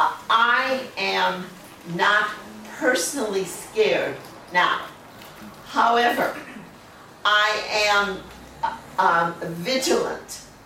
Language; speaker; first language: English; early bilingual, other home language; German